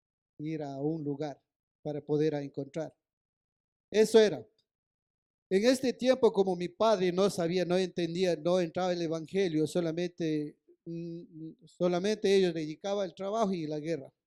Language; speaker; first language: Spanish; non-native, local second language; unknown